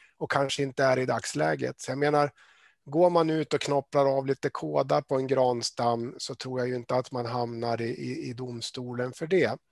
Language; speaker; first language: Swedish; native; Swedish